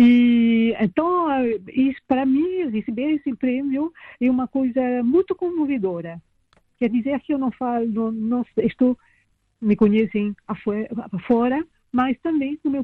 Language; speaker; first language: Portuguese; non-native, fluent; French